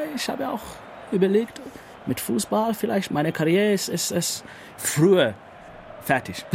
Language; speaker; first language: German; non-native, fluent; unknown